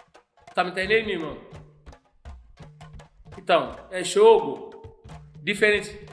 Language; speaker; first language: Portuguese; non-native, learner; Yoruba